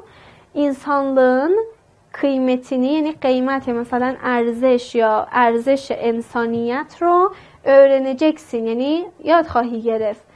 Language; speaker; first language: Turkish; non-native, learner; Persian